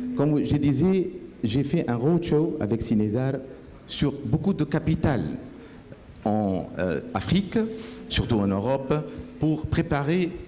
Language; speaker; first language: French; non-native, local second language; Arabic